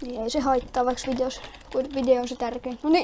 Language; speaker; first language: Finnish; native; Finnish